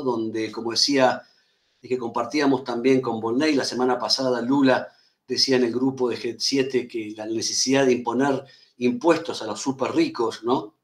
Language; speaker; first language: Spanish; native; Spanish